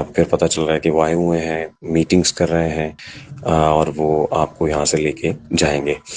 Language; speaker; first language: Urdu; native; Urdu